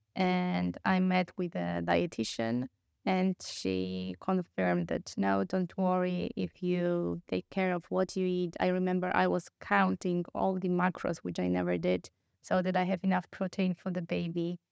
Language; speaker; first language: English; non-native, fluent; Polish